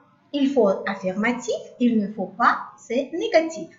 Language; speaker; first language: French; non-native, learner; Uzbek